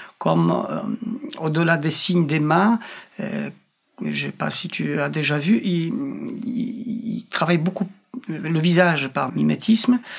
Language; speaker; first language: French; non-native, fluent; Polish